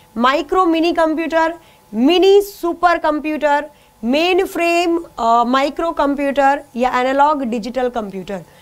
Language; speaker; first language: Hindi; native; Hindi